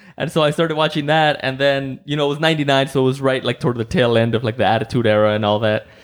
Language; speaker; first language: English; non-native, fluent; Spanish